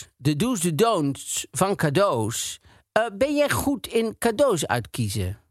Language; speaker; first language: Dutch; native; Dutch